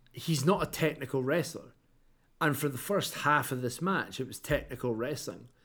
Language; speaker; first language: English; native; English